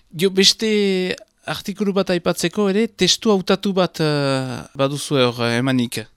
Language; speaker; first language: Basque; native; Basque